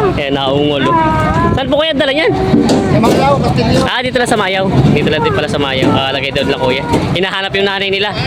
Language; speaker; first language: Filipino; native; Filipino